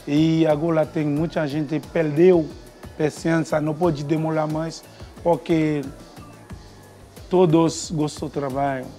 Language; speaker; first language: Portuguese; non-native, learner; Haitian Creole